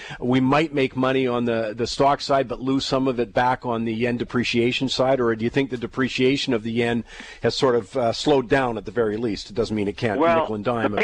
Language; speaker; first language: English; native; English